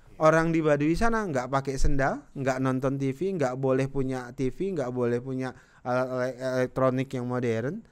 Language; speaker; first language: Indonesian; native; Indonesian